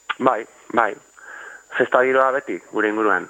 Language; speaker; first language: Basque; native; Basque